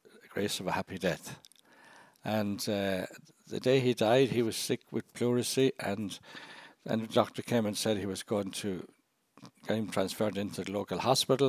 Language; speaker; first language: English; native; English